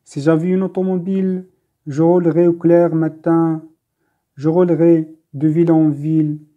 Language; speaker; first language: French; non-native, local second language; Arabic